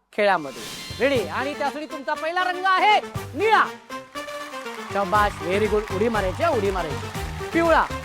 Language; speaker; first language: Marathi; native; Marathi